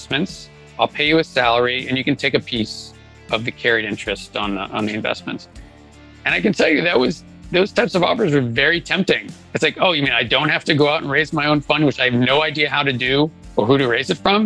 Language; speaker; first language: English; native; English